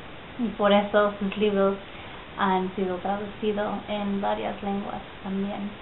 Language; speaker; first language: Spanish; early bilingual, heritage; Spanish